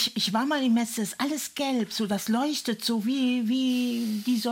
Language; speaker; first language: German; native; German